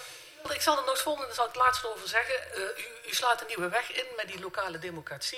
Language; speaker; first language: Dutch; native; Dutch